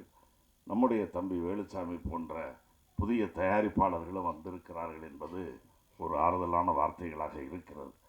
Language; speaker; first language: Tamil; native; Tamil